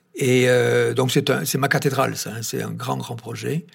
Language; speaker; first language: French; native; French